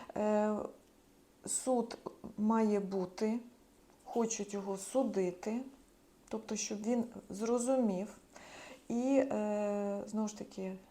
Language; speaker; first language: Ukrainian; non-native, local second language; Russian